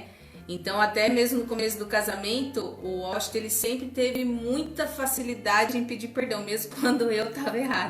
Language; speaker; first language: Portuguese; native; Portuguese